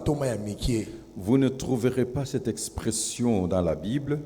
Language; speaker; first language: French; non-native, local second language; Lingala